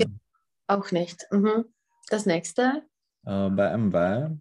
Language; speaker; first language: German; non-native, fluent; Czech